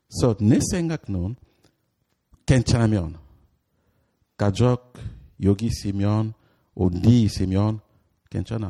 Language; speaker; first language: Korean; non-native, learner; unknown